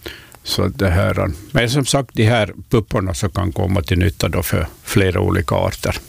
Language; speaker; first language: Swedish; native; Swedish